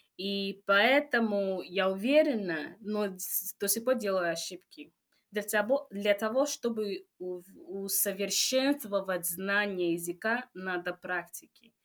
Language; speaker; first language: Russian; non-native, fluent; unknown